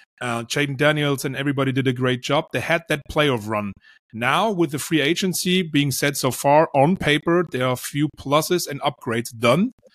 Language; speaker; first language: English; non-native, fluent; German